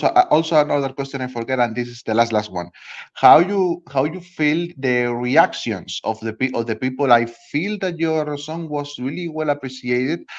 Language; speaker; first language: English; non-native, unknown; Spanish